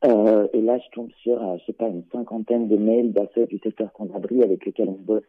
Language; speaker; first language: French; native; French